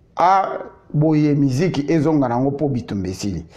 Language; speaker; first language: French; non-native, local second language; Lingala